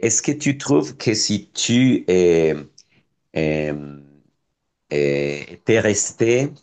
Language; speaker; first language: French; non-native, fluent; Spanish